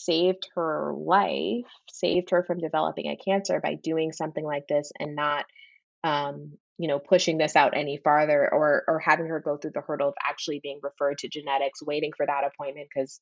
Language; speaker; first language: English; native; English